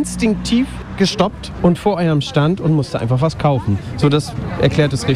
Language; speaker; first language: German; native; German